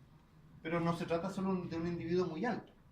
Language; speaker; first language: Spanish; native; Spanish